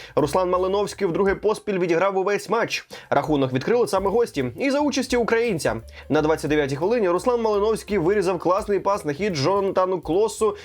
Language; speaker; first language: Ukrainian; native; Ukrainian